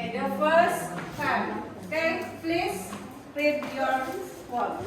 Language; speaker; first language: English; non-native, fluent; Indonesian